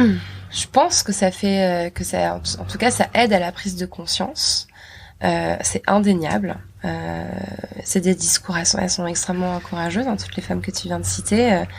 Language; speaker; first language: French; native; French